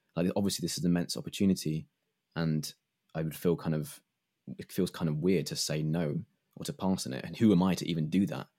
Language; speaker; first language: English; native; English